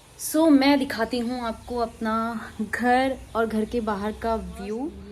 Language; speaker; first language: Hindi; native; Hindi